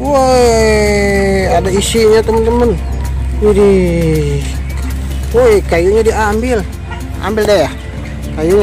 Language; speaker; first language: Indonesian; native; Indonesian